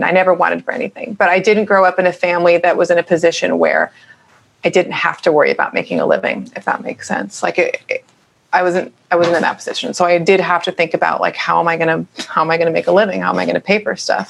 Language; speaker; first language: English; native; English